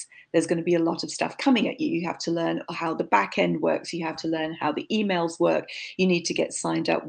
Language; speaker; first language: English; native; English